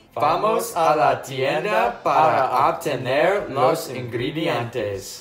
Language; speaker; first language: Spanish; non-native, learner; English